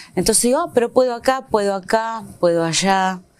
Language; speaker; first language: Spanish; native; Spanish